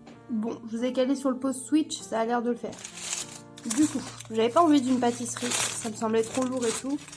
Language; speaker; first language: French; native; French